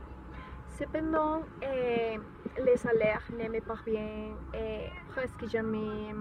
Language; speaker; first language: French; non-native, learner; Spanish